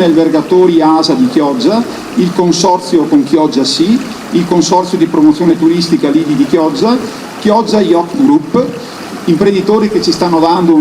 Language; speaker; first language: Italian; native; Italian